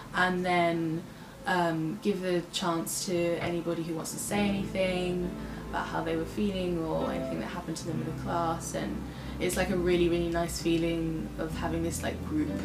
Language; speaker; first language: English; native; English